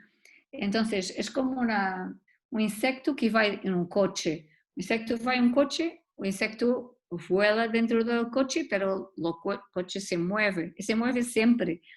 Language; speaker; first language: Spanish; non-native, learner; Portuguese